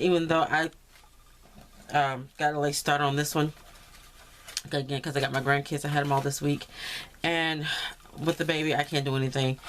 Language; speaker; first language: English; native; English